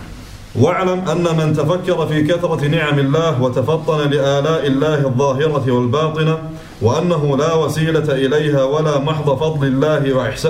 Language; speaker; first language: Arabic; native; Arabic